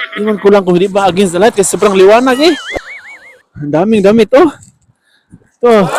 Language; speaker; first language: Filipino; non-native, local second language; Cebuano